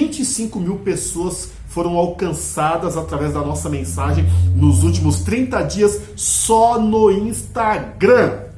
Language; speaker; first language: Portuguese; native; Portuguese